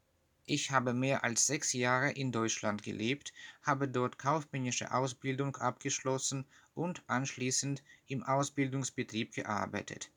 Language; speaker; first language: German; non-native, fluent; Russian